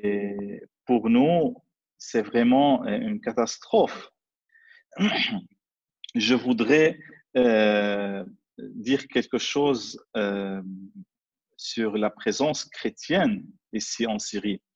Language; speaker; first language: French; non-native, fluent; Arabic